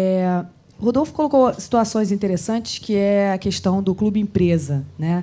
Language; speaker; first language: Portuguese; native; Portuguese